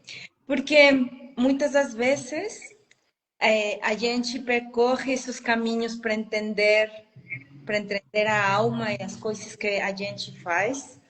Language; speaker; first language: Portuguese; non-native, fluent; Spanish